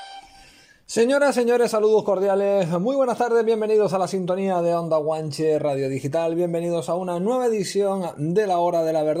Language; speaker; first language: Spanish; native; Spanish